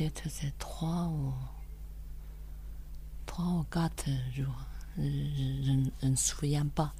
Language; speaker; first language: French; non-native, learner; Chinese